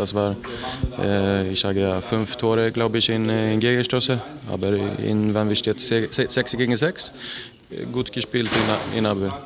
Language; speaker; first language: German; non-native, learner; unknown